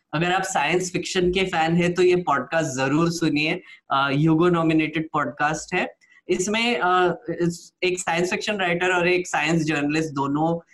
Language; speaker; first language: Hindi; non-native, local second language; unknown